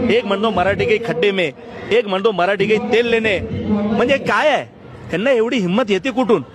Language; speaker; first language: Marathi; non-native, local second language; Gujarati